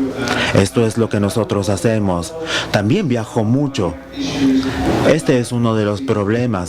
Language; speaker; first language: Spanish; non-native, fluent; Finnish